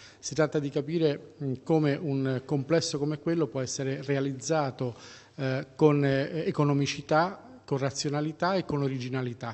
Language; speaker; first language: Italian; native; Italian